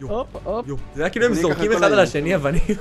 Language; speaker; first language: Hebrew; native; Hebrew